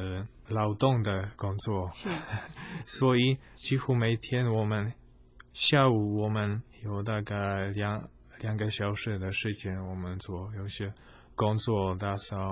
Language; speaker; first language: Chinese; non-native, fluent; Polish